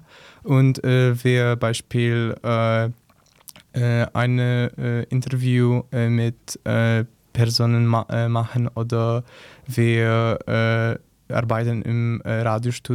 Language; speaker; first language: German; non-native, learner; Polish